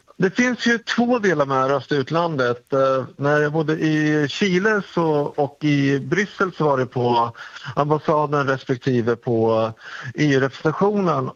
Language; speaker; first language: Swedish; native; Swedish